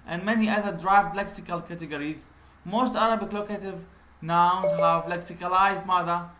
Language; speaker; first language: English; non-native, fluent; Arabic